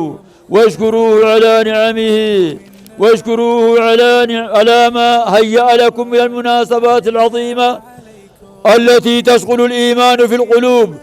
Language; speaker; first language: Arabic; non-native, fluent; Oromo